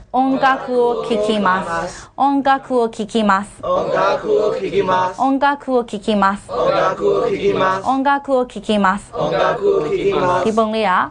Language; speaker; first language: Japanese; non-native, fluent; Burmese